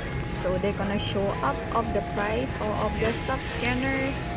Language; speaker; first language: English; non-native, learner; Thai